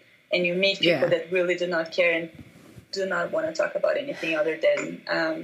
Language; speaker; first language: English; non-native, fluent; Portuguese